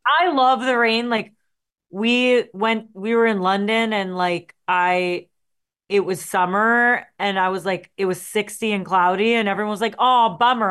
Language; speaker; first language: English; native; English